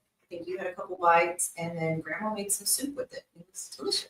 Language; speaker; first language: English; native; English